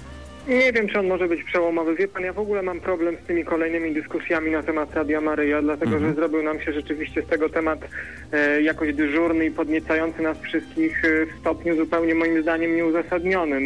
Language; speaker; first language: Polish; native; Polish